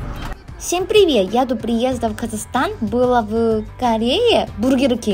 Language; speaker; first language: Russian; non-native, learner; Korean